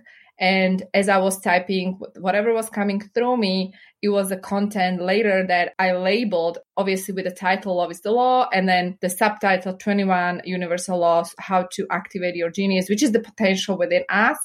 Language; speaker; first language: English; non-native, fluent; Slovak